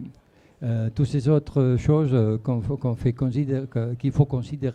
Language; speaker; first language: French; non-native, fluent; Spanish